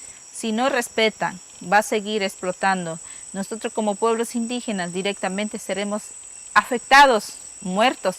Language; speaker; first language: Spanish; non-native, local second language; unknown